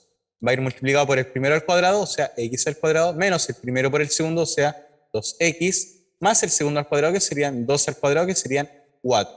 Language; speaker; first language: Spanish; native; Spanish